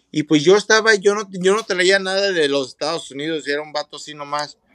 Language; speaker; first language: Spanish; early bilingual, heritage; Spanish